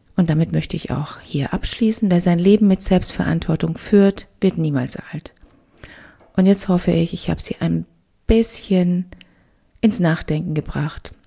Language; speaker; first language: German; native; German